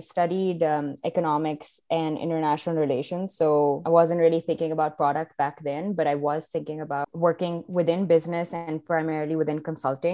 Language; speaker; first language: English; non-native, local second language; Urdu